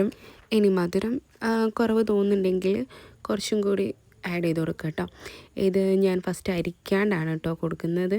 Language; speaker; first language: Malayalam; native; Malayalam